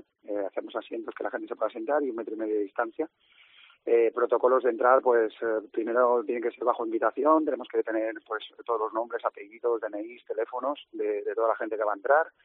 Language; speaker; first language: Spanish; native; Spanish